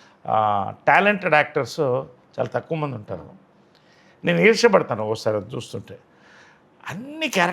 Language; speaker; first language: Telugu; native; Telugu